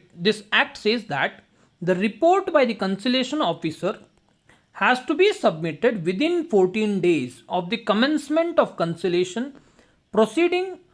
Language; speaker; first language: English; non-native, local second language; Kannada